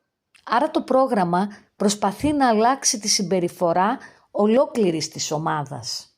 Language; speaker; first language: Greek; native; Greek